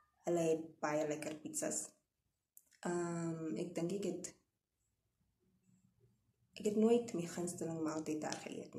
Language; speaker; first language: Afrikaans; non-native, local second language; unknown